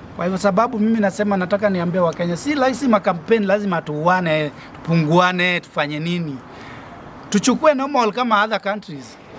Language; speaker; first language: Swahili; non-native, local second language; Luo (Kenya and Tanzania)